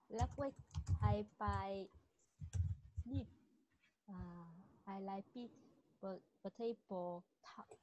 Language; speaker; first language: English; non-native, learner; Vietnamese